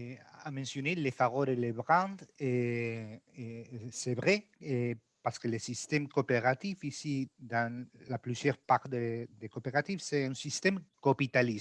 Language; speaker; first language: French; non-native, learner; Spanish